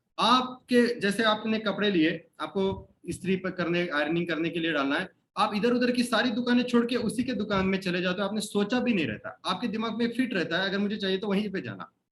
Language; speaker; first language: Hindi; non-native, local second language; Marathi